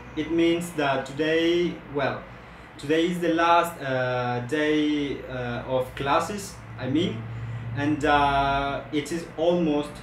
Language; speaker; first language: English; non-native, fluent; Spanish